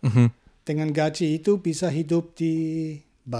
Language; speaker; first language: Indonesian; non-native, learner; German